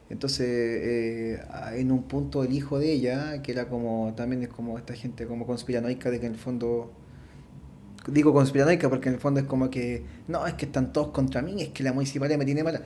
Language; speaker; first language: Spanish; native; Spanish